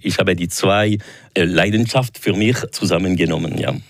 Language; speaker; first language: German; non-native, local second language; French